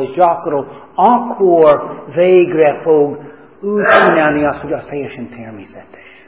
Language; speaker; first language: Hungarian; non-native, fluent; English